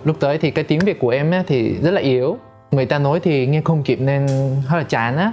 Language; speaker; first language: Vietnamese; non-native, fluent; Korean